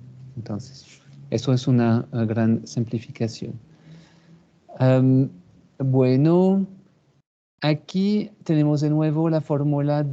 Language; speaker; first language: Spanish; non-native, fluent; French